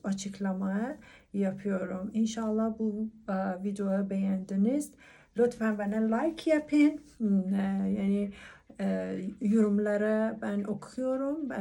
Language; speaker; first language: Turkish; non-native, learner; Persian